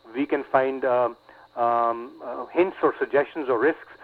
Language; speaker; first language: English; non-native, local second language; Urdu